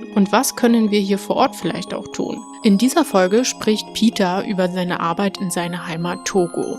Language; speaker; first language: German; native; German